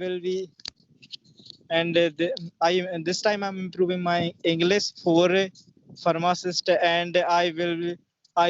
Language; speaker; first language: English; non-native, learner; Hindi